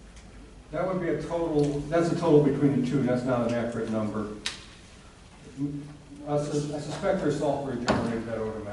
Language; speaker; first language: English; native; English